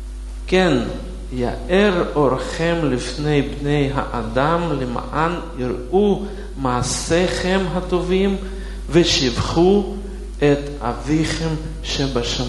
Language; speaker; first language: Hebrew; non-native, fluent; Russian